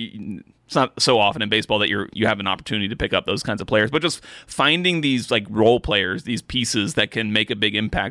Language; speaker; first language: English; native; English